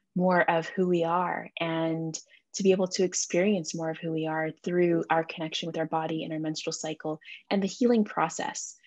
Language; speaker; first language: English; native; English